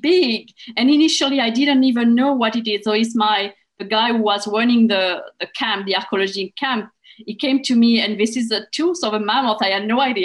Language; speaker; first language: English; non-native, fluent; French